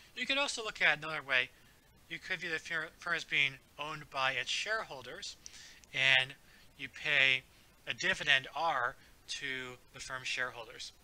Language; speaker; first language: English; native; English